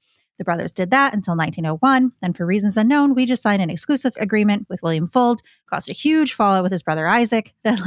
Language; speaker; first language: English; native; English